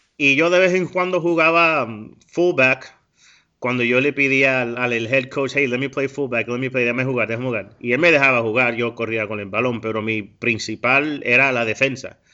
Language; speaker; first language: Spanish; early bilingual, heritage; Spanish